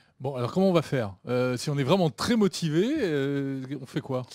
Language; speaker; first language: French; native; French